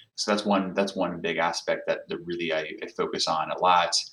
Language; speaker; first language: English; non-native, fluent; Portuguese